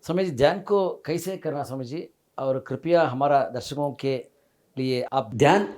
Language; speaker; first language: Hindi; non-native, local second language; Kannada